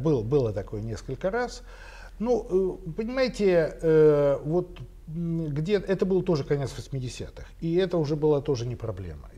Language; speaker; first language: Russian; native; Russian